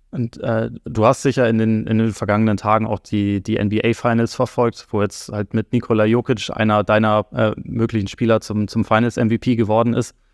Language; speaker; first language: German; native; German